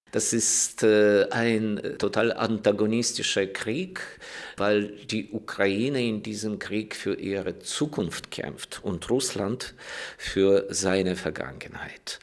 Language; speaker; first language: German; non-native, fluent; Ukrainian